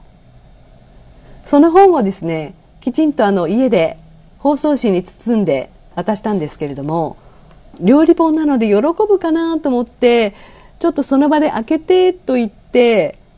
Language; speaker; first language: Japanese; native; Japanese